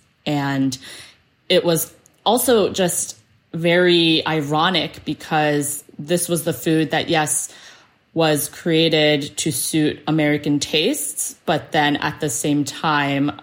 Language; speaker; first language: English; early bilingual, other home language; Cantonese